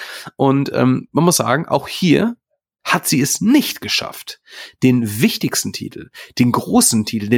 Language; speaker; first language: German; native; German